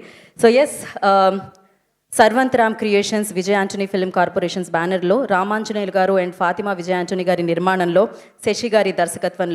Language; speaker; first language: Telugu; native; Telugu